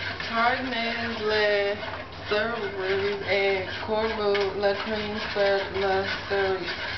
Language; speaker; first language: French; non-native, learner; English